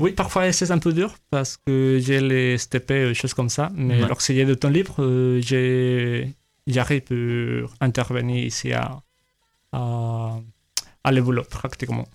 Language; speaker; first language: French; non-native, learner; Spanish